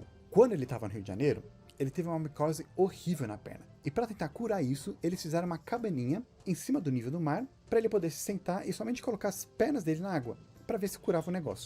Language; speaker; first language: Portuguese; native; Portuguese